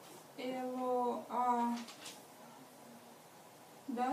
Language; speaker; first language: Italian; non-native, learner; Russian